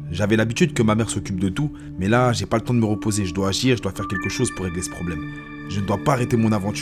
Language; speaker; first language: French; native; French